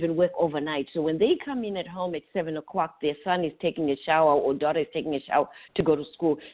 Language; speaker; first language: English; non-native, local second language; North Ndebele